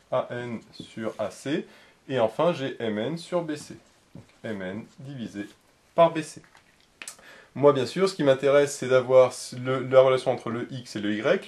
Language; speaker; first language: French; native; French